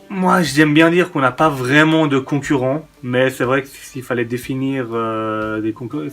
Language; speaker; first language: French; early bilingual, other home language; Persian